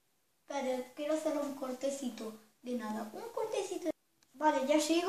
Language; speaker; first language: Spanish; native; Spanish